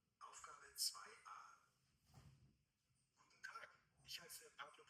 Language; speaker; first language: German; non-native, fluent; Ukrainian